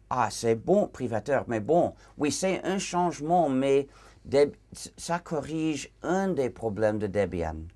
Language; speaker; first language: French; non-native, fluent; English